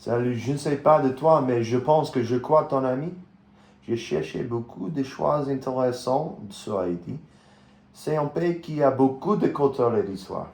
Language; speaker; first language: French; non-native, learner; English